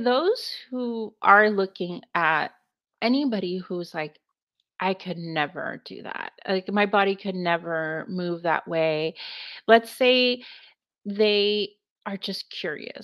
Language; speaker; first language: English; native; English